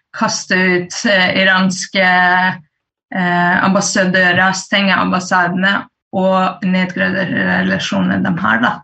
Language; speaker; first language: Norwegian; early bilingual, other home language; Persian